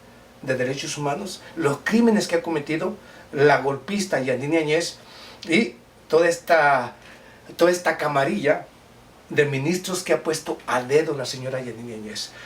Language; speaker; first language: Spanish; native; Spanish